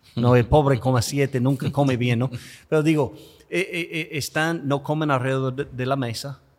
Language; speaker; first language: Spanish; non-native, fluent; English